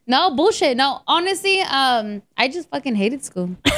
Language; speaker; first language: English; early bilingual, other home language; Spanish